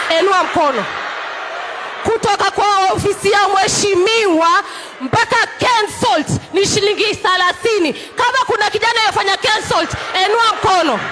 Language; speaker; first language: Swahili; native; Swahili